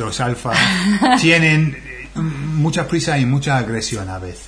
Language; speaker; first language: Spanish; non-native, fluent; English